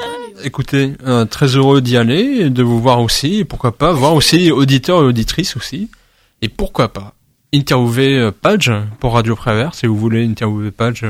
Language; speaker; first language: French; native; French